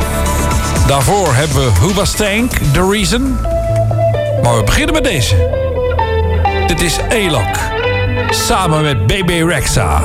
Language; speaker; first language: Dutch; native; Dutch